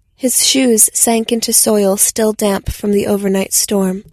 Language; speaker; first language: English; native; English